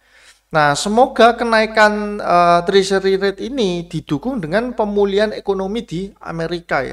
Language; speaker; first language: Indonesian; native; Indonesian